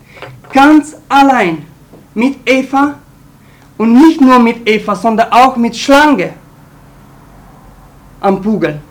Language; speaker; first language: German; non-native, fluent; Romanian